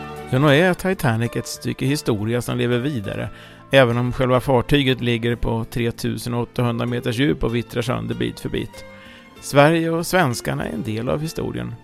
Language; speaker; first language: Swedish; native; Swedish